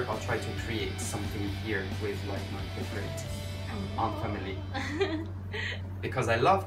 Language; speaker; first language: English; non-native, fluent; French